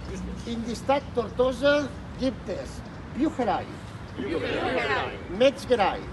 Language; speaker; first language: German; non-native, learner; Catalan